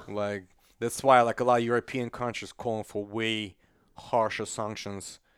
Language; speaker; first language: English; non-native, fluent; Kazakh